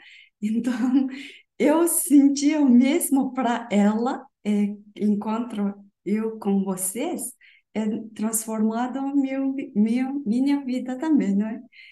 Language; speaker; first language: Portuguese; non-native, learner; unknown